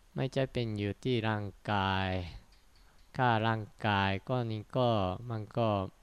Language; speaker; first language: Thai; non-native, fluent; Japanese